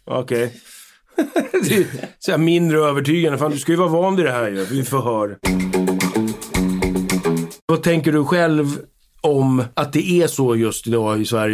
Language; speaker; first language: Swedish; native; Swedish